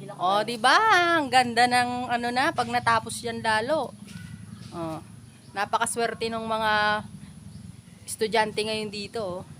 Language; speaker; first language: Filipino; native; Filipino